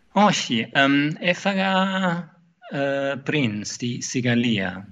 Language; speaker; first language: Greek; non-native, fluent; German